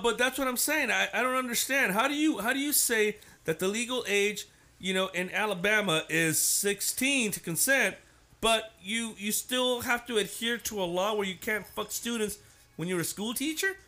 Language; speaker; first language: English; native; English